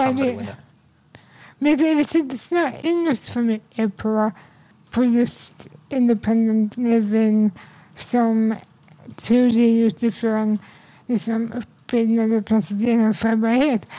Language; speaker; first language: Swedish; native; Swedish